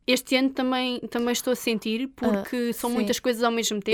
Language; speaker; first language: Portuguese; native; Portuguese